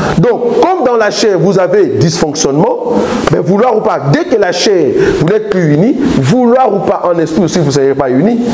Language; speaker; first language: French; non-native, local second language; Lingala